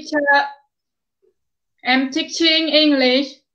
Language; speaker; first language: English; non-native, fluent; Khmer